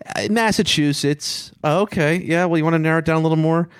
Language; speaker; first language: English; native; English